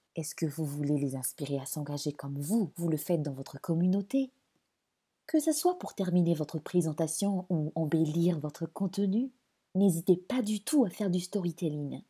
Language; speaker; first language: French; non-native, local second language; Malagasy